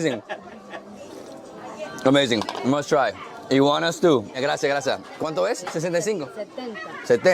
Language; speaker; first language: Spanish; early bilingual, heritage; English